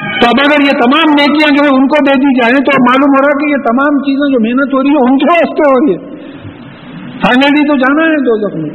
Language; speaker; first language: Urdu; native; Urdu